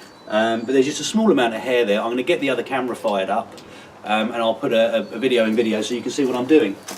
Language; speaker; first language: English; native; English